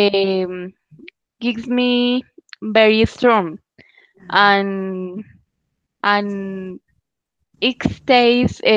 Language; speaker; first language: English; non-native, learner; Spanish